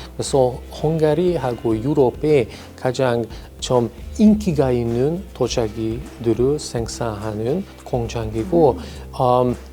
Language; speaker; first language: Korean; non-native, fluent; Hungarian